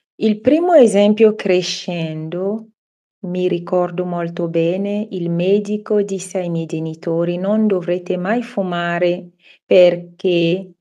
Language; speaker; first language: Italian; non-native, fluent; French